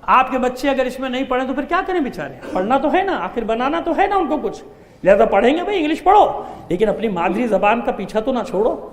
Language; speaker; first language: Urdu; native; Urdu